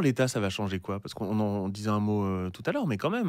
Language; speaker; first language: French; native; French